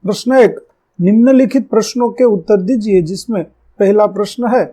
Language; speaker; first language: Hindi; non-native, local second language; Gujarati